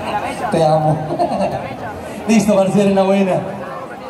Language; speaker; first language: Spanish; native; Spanish